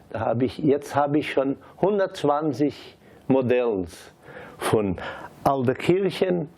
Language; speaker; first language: German; early bilingual, heritage; German